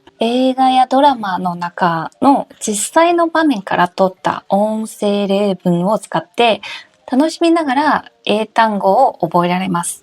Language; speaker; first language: Japanese; non-native, fluent; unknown